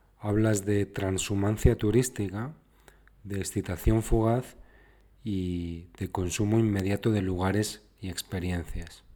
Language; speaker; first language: Spanish; native; Spanish